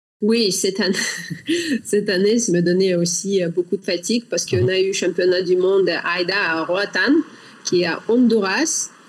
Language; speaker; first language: French; non-native, learner; Russian